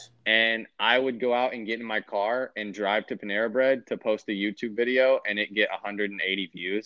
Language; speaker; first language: English; native; English